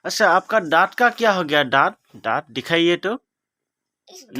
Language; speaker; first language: Hindi; non-native, local second language; Assamese